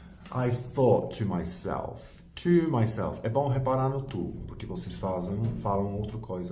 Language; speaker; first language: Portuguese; non-native, fluent; English